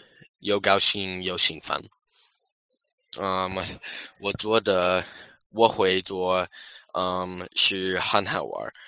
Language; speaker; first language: Chinese; non-native, learner; English